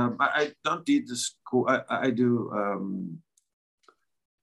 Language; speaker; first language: English; non-native, learner; Italian